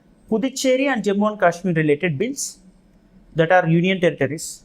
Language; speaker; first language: English; non-native, local second language; Telugu